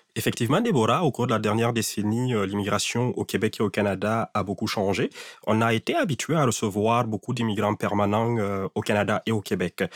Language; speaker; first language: French; non-native, local second language; Fula